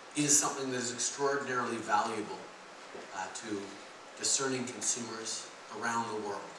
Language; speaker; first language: English; early bilingual, other home language; French